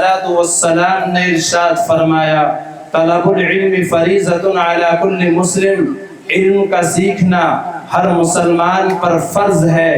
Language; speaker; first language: Urdu; native; Urdu